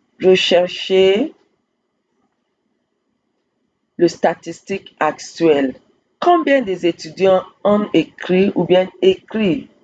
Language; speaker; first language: French; non-native, fluent; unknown